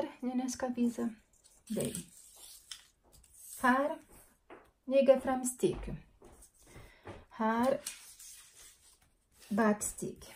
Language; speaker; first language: Swedish; non-native, learner; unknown